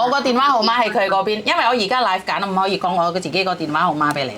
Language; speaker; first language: Cantonese; non-native, fluent; Javanese